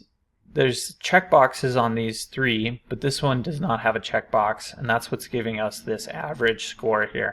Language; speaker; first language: English; native; English